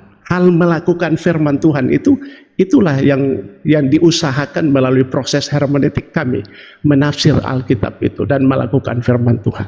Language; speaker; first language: Indonesian; native; Indonesian